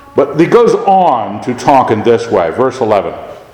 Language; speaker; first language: English; native; English